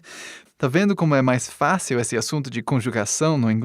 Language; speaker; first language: Portuguese; non-native, fluent; English